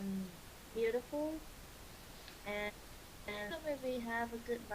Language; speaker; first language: English; non-native, learner; Vietnamese